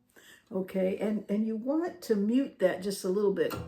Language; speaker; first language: English; native; English